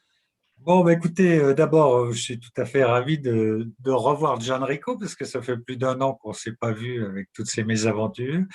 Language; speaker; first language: French; native; French